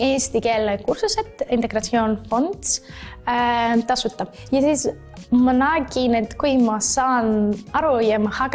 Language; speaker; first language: Estonian; non-native, learner; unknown